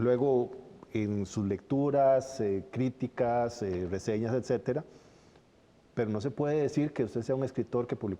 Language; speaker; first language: Spanish; native; Spanish